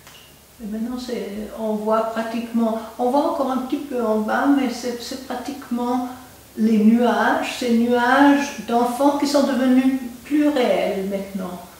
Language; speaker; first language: French; non-native, local second language; German